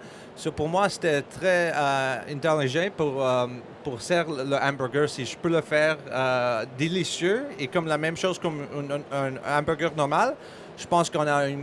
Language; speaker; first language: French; non-native, learner; English